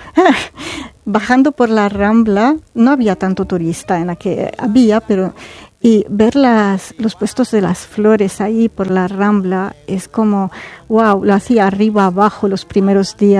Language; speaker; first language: Spanish; non-native, fluent; Arabic